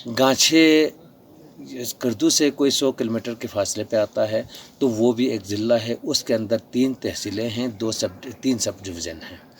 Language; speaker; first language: Urdu; non-native, local second language; Balti